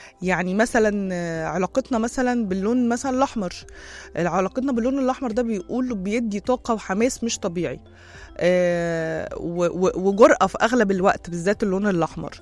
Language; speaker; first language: Arabic; native; Arabic